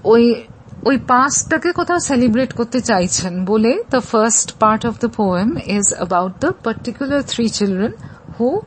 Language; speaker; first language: English; non-native, local second language; Bangla